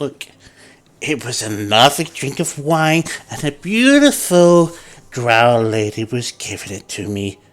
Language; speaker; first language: English; native; English